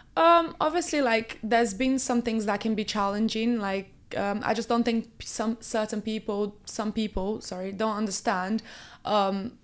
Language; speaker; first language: English; early bilingual, other home language; Portuguese